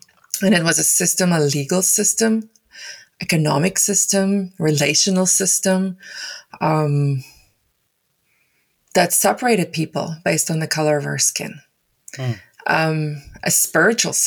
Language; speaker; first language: English; non-native, local second language; Afrikaans